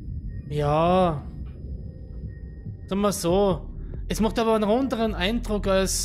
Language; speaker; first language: German; native; German